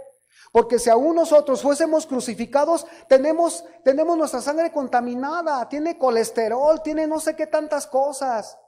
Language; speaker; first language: Spanish; native; Spanish